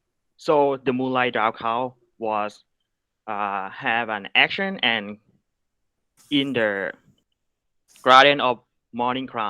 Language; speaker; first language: English; non-native, learner; Thai